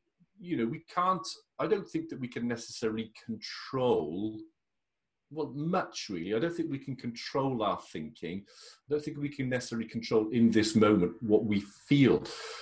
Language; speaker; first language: English; native; English